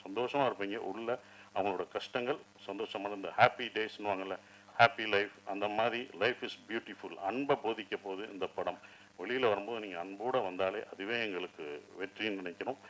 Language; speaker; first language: Tamil; native; Tamil